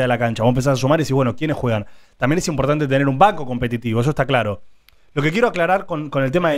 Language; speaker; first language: Spanish; native; Spanish